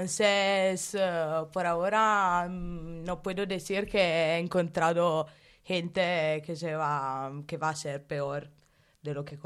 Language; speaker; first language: Spanish; non-native, learner; Italian